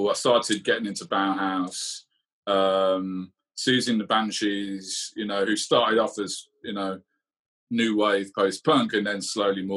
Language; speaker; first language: English; native; English